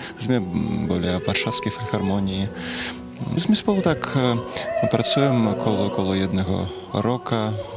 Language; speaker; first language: Slovak; non-native, learner; Russian